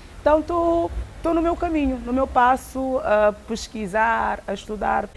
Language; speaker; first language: Portuguese; non-native, local second language; Upper Guinea Crioulo